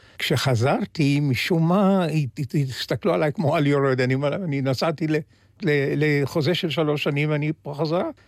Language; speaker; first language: Hebrew; early bilingual, other home language; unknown